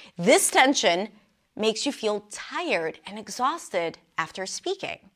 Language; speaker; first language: English; non-native, fluent; Hebrew